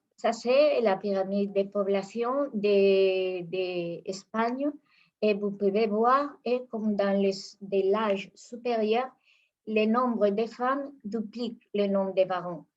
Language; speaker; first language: French; non-native, fluent; Spanish